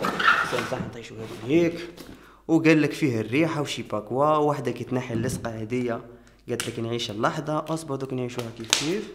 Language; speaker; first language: Arabic; native; Arabic